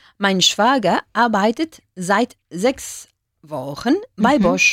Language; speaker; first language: German; non-native, learner; Spanish